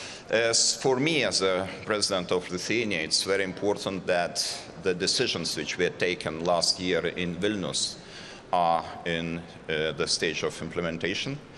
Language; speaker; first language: English; non-native, fluent; Lithuanian